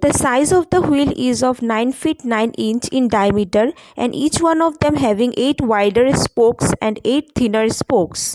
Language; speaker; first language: English; non-native, local second language; Bangla